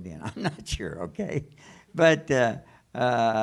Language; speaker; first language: English; native; English